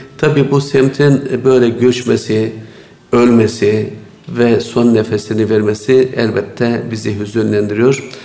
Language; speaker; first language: Turkish; native; Turkish